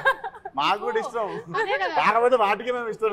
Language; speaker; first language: Telugu; native; Telugu